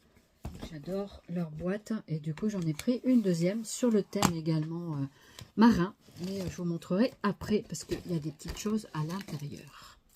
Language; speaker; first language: French; native; French